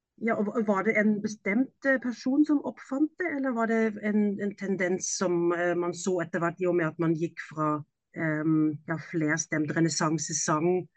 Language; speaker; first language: Norwegian; non-native, fluent; German